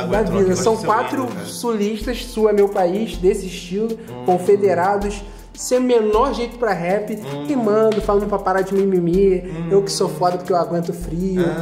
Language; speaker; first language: Portuguese; native; Portuguese